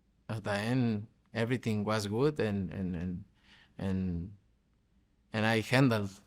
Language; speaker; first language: English; non-native, fluent; Spanish